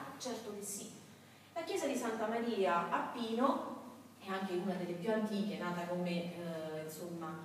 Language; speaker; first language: Italian; native; Italian